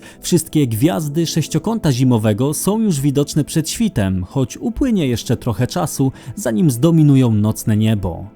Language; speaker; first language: Polish; native; Polish